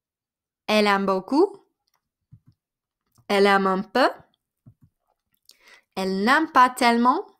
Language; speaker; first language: French; non-native, fluent; English